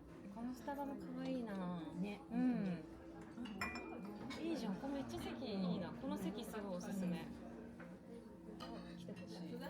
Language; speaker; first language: Japanese; native; Japanese